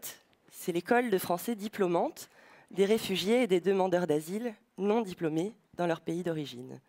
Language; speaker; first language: French; native; French